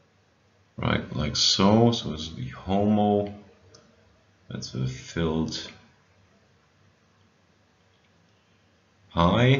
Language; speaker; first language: English; non-native, fluent; German